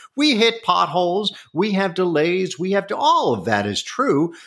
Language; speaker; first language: English; native; English